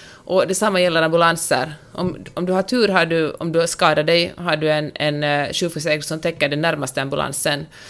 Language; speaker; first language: Swedish; native; Swedish